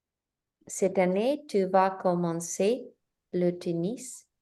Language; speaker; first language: French; non-native, learner; Spanish